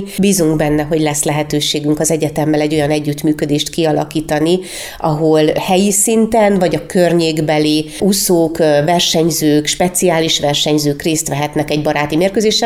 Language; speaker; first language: Hungarian; native; Hungarian